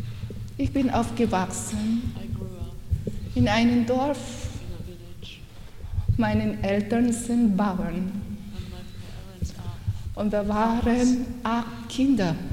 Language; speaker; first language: German; non-native, learner; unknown